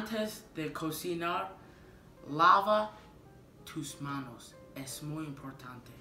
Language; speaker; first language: Spanish; non-native, learner; English